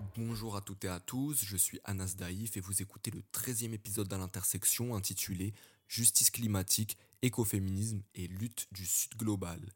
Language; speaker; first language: French; early bilingual, other home language; Arabic